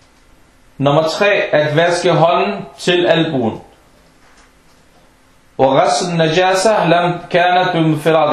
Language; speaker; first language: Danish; non-native, fluent; Arabic